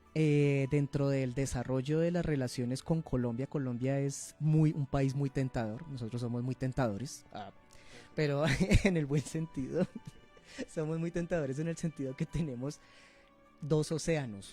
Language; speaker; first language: Spanish; native; Spanish